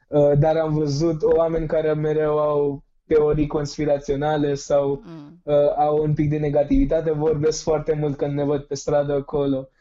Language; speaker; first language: Romanian; non-native, fluent; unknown